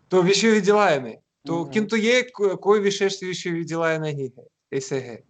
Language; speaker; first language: Hindi; non-native, learner; Russian